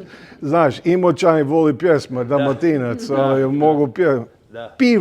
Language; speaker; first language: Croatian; early bilingual, heritage; English